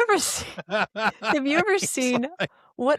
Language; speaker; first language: English; native; English